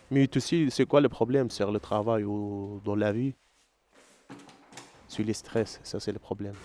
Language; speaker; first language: French; non-native, learner; Arabic